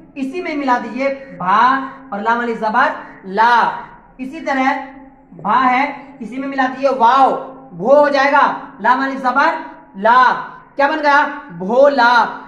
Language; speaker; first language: Hindi; native; Hindi